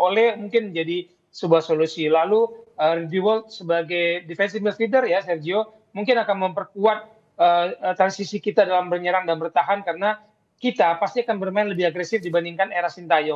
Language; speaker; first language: Indonesian; native; Indonesian